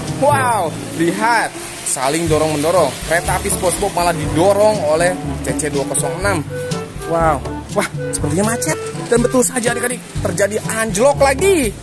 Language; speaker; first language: Indonesian; native; Indonesian